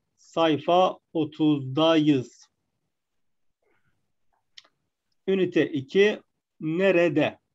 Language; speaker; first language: Turkish; non-native, fluent; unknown